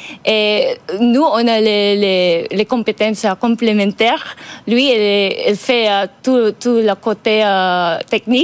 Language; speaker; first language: French; non-native, fluent; Filipino